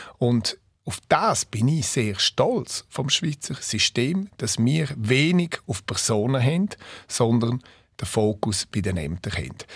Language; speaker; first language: German; non-native, local second language; Romansh